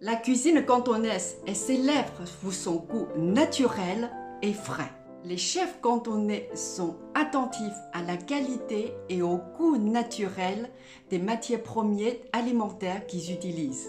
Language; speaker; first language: French; non-native, fluent; Chinese